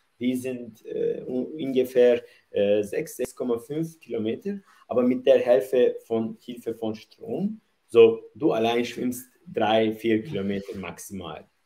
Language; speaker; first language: German; non-native, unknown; Turkish